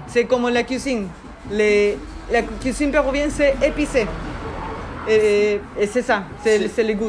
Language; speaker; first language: French; non-native, learner; Spanish